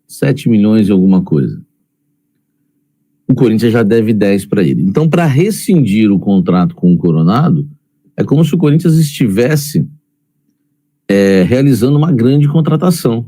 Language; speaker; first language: Portuguese; native; Portuguese